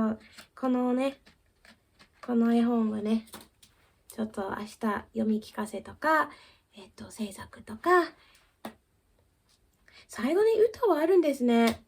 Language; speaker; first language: Japanese; early bilingual, heritage; Japanese